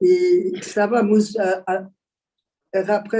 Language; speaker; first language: Spanish; early bilingual, heritage; Ladino